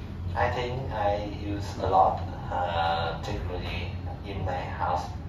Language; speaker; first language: English; non-native, learner; Vietnamese